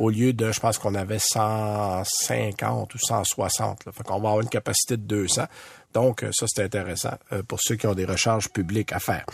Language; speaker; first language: French; native; French